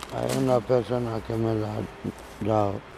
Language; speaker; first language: Spanish; non-native, learner; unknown